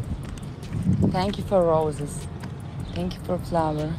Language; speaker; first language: English; non-native, learner; Russian